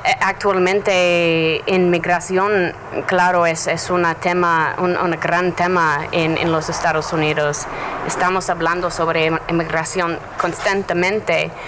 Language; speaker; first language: Spanish; non-native, learner; English